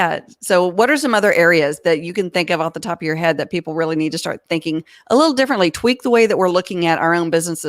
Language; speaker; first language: English; native; English